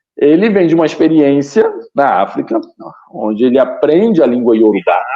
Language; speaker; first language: Portuguese; native; Portuguese